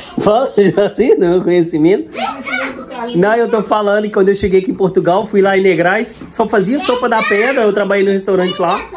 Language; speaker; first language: Portuguese; native; Portuguese